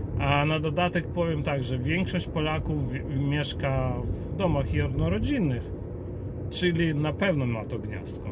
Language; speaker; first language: Polish; native; Polish